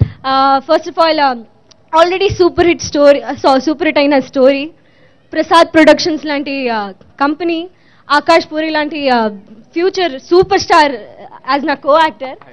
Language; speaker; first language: Telugu; non-native, learner; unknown